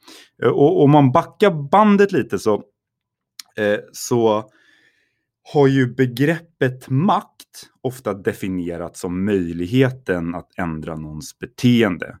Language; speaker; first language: Swedish; native; Swedish